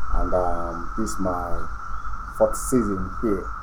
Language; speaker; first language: English; non-native, local second language; Yoruba